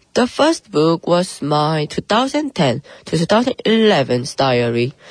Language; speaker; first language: English; early bilingual, other home language; Korean